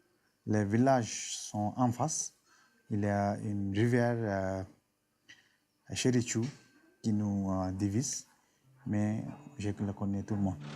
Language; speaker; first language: French; non-native, learner; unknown